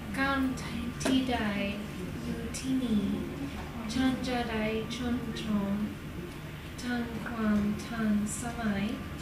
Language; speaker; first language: Thai; non-native, learner; English